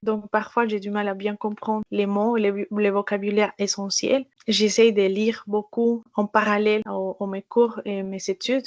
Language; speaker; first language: French; non-native, fluent; Spanish